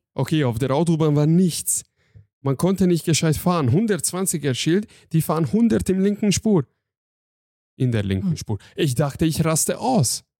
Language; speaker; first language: German; non-native, fluent; Hungarian